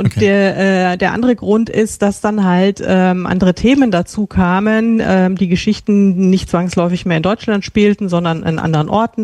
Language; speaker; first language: German; native; German